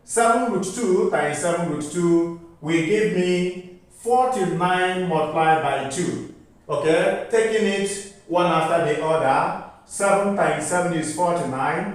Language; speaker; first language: English; non-native, local second language; Igbo